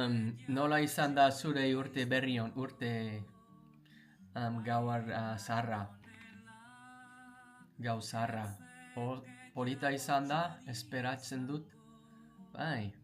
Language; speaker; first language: Basque; non-native, learner; English